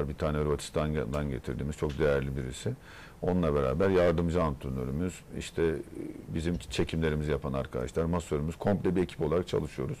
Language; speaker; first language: Turkish; native; Turkish